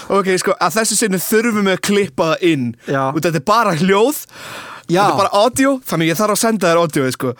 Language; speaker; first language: Icelandic; early bilingual, heritage; Icelandic